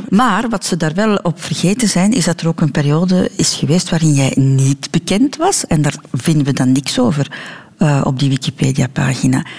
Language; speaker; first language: Dutch; native; Dutch